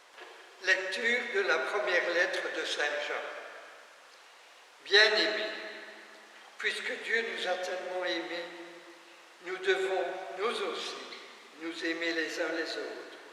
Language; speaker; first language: French; native; French